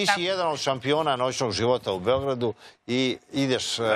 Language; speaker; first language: Serbian; native; Serbian